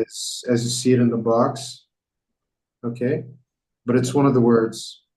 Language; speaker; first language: English; non-native, fluent; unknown